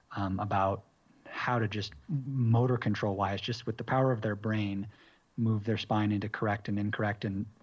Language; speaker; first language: English; native; English